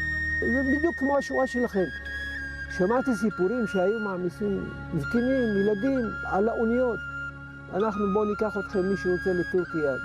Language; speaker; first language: Hebrew; non-native, local second language; Adyghe